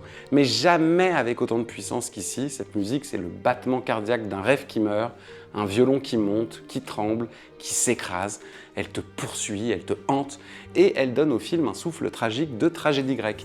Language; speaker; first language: French; native; French